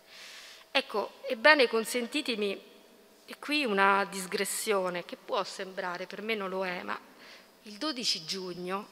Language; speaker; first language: Italian; native; Italian